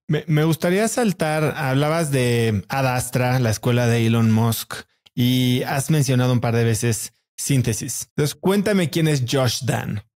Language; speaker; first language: Spanish; native; Spanish